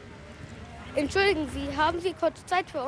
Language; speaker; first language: German; non-native, learner; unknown